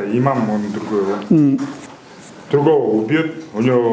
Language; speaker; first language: Russian; non-native, learner; Kyrgyz